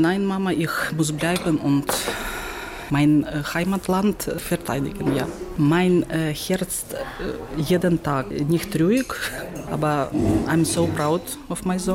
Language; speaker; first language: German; non-native, learner; Ukrainian